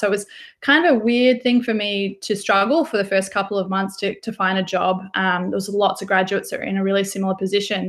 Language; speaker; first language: English; native; English